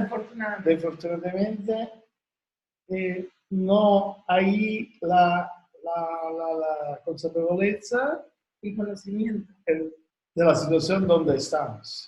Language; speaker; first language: Spanish; non-native, learner; Italian